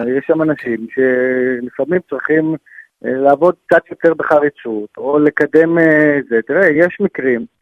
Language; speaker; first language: Hebrew; native; Hebrew